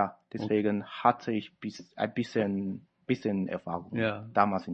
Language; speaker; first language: German; non-native, fluent; Chinese